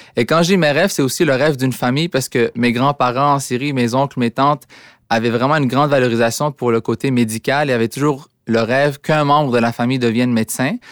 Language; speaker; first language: French; early bilingual, other home language; Arabic